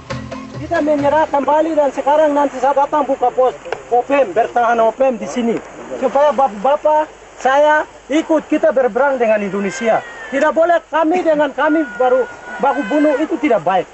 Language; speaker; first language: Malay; non-native, local second language; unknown